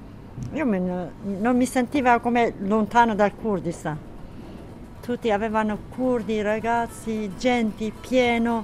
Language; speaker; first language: Italian; non-native, learner; Kurdish